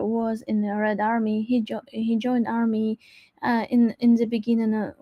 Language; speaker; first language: English; non-native, learner; Crimean Tatar